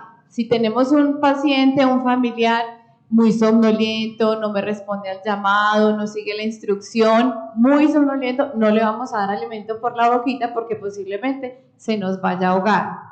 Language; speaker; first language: Spanish; native; Spanish